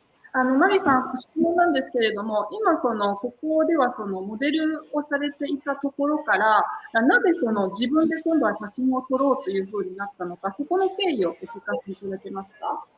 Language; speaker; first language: Japanese; native; Japanese